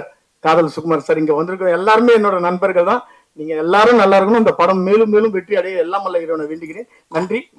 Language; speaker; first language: Tamil; native; Tamil